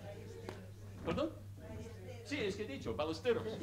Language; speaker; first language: Spanish; non-native, fluent; English